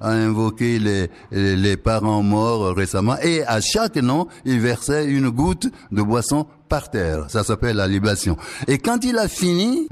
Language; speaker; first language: French; non-native, local second language; Ewe